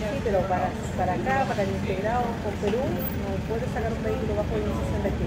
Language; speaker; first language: Spanish; native; Spanish